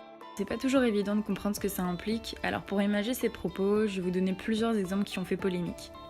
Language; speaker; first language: French; native; French